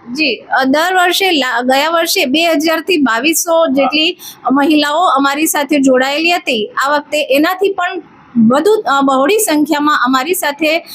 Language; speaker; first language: Gujarati; non-native, local second language; Sindhi